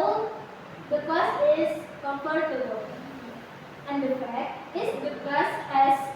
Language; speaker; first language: English; non-native, fluent; Indonesian